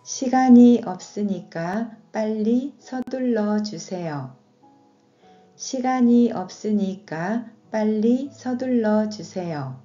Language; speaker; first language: Korean; non-native, fluent; Japanese